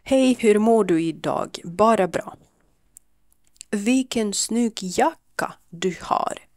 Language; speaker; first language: Swedish; non-native, fluent; Ukrainian